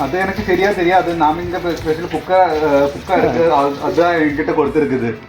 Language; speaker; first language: Tamil; non-native, learner; Malayalam